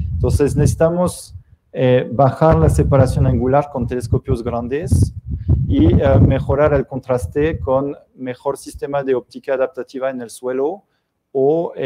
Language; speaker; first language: Spanish; non-native, fluent; French